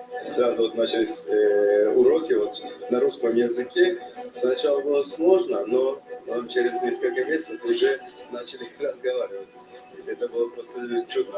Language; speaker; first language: Russian; non-native, fluent; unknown